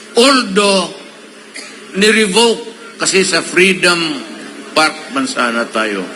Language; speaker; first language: Filipino; non-native, local second language; Cebuano